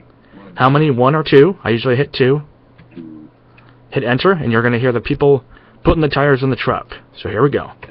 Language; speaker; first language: English; native; English